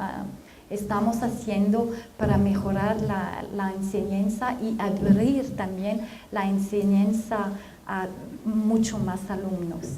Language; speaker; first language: Spanish; non-native, fluent; French